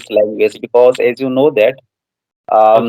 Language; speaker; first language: English; non-native, fluent; Odia